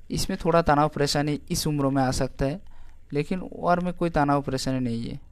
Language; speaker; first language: Hindi; non-native, local second language; Bangla